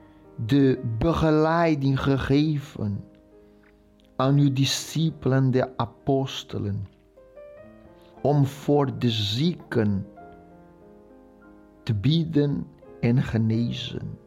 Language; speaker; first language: Dutch; non-native, local second language; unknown